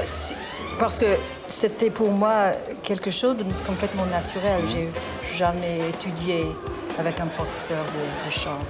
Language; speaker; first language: French; non-native, learner; English